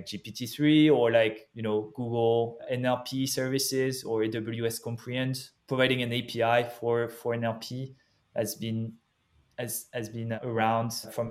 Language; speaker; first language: English; non-native, fluent; French